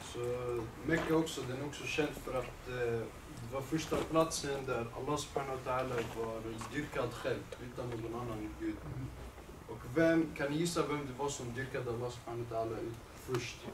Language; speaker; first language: Swedish; early bilingual, other home language; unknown